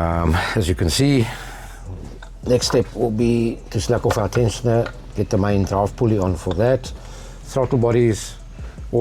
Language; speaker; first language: English; native; English